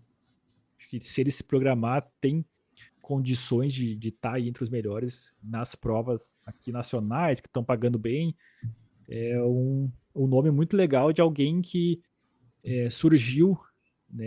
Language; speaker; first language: Portuguese; native; Portuguese